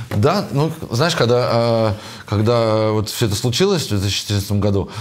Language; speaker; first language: Russian; native; Russian